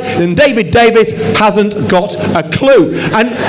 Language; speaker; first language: English; native; English